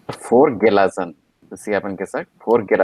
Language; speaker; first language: German; non-native, learner; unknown